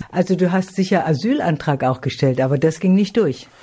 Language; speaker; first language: German; native; German